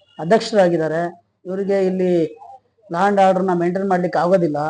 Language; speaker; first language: Kannada; non-native, local second language; Lambadi